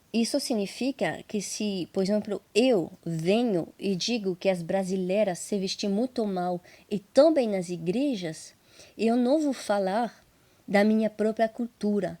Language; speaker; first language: Portuguese; non-native, fluent; French